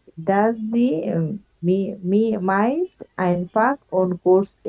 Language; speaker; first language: German; non-native, learner; Bangla